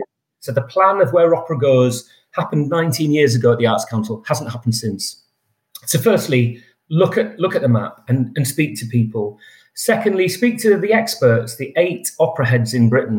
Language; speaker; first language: English; native; English